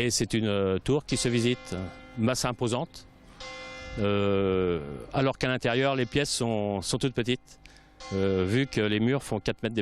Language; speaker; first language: French; native; French